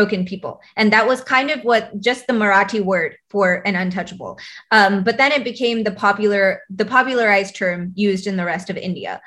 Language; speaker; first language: English; native; English